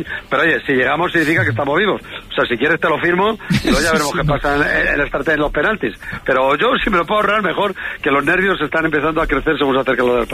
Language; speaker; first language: Spanish; native; Spanish